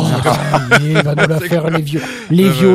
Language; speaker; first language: French; native; French